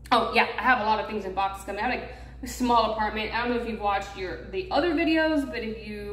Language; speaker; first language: English; native; English